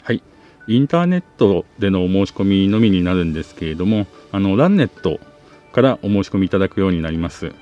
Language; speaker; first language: Japanese; native; Japanese